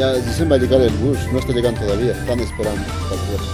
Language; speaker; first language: Spanish; native; Spanish